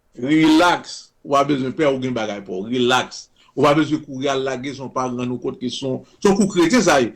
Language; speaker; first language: Haitian Creole; native; Haitian Creole